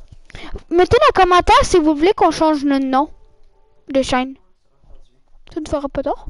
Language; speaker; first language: French; native; French